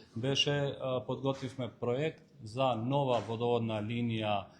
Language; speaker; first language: Macedonian; non-native, local second language; Albanian